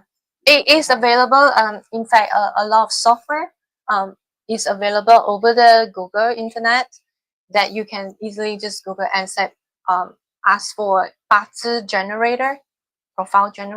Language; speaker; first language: English; non-native, fluent; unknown